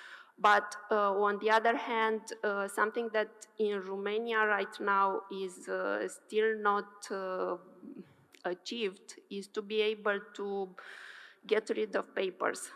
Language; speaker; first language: English; non-native, fluent; Romanian